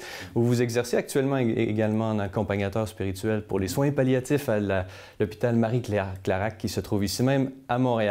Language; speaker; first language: French; native; French